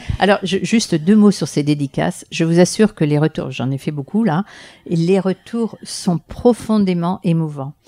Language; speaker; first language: French; native; French